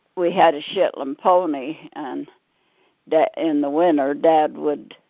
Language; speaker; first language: English; native; English